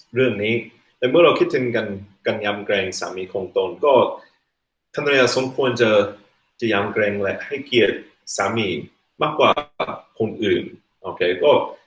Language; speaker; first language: Thai; non-native, fluent; English